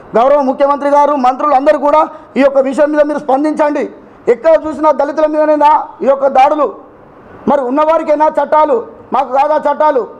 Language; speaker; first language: Telugu; native; Telugu